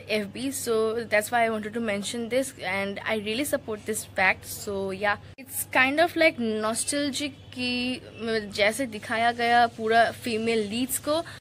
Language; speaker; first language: English; non-native, local second language; Bangla